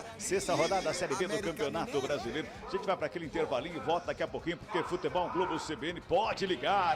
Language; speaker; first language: Portuguese; native; Portuguese